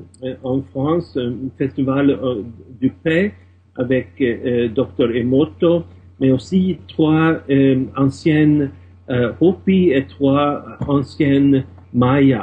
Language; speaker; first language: French; non-native, fluent; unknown